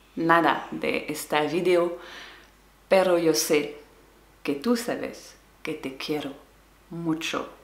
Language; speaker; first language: Spanish; non-native, learner; French